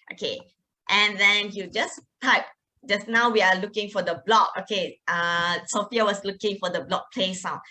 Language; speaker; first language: English; non-native, local second language; Malay